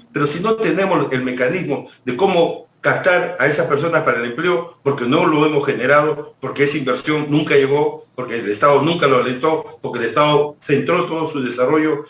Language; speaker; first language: Spanish; native; Spanish